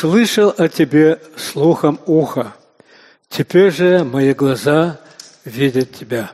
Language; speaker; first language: Russian; native; Russian